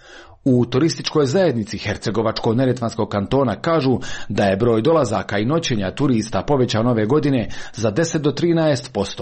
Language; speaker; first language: Croatian; native; Croatian